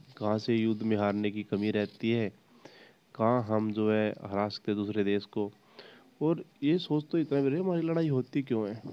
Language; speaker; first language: Hindi; native; Hindi